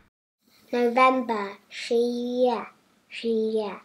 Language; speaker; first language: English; early bilingual, other home language; Chinese